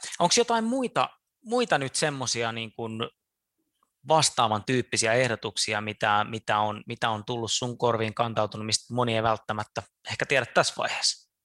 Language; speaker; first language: Finnish; native; Finnish